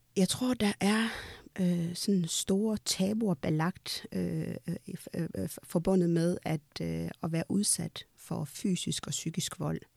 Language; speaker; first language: Danish; early bilingual, other home language; Amharic